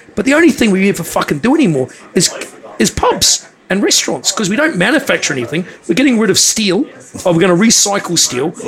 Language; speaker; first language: English; native; English